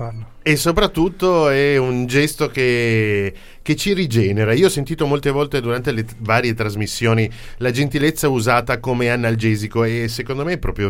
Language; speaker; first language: Italian; native; Italian